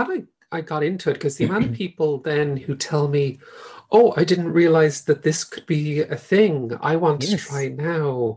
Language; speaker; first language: English; native; English